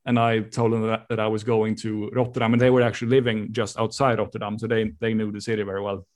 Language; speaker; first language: English; non-native, fluent; Swedish